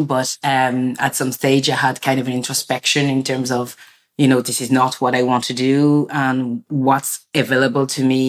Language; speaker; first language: English; non-native, fluent; French